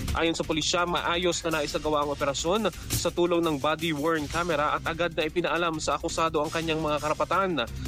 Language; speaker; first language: Filipino; native; Filipino